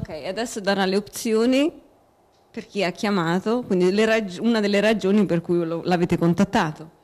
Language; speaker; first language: Italian; native; Italian